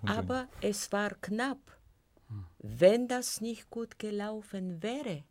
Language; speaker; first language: German; non-native, fluent; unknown